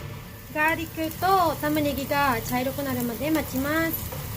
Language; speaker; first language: Japanese; non-native, fluent; Filipino